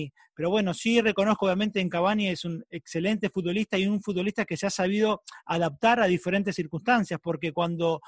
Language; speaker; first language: Spanish; native; Spanish